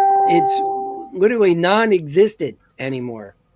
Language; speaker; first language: English; native; English